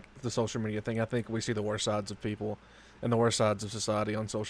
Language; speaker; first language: English; native; English